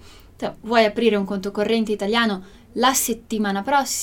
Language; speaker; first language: Italian; non-native, fluent; Portuguese